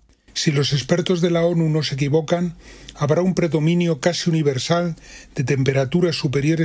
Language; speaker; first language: Spanish; native; Spanish